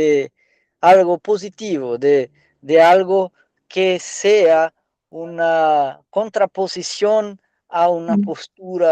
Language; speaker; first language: Spanish; non-native, fluent; Portuguese